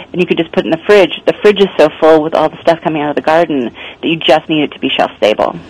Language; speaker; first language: English; native; English